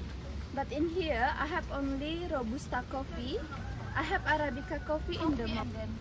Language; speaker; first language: English; non-native, learner; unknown